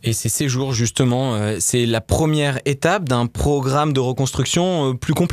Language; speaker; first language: French; native; French